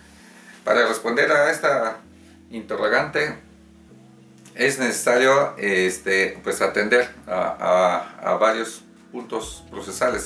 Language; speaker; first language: Spanish; native; Spanish